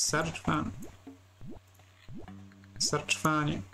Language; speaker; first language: Polish; native; Polish